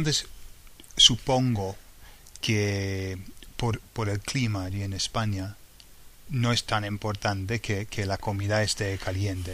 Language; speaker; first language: Spanish; non-native, fluent; English